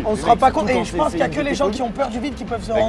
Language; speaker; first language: French; native; French